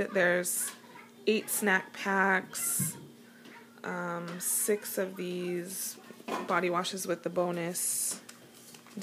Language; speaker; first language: English; native; English